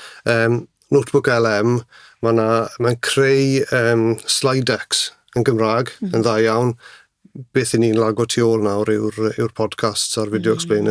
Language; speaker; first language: Welsh; native; Welsh